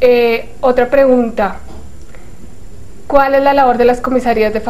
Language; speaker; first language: Spanish; native; Spanish